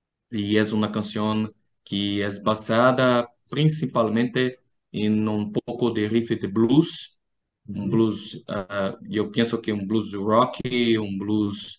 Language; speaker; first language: Spanish; non-native, fluent; Portuguese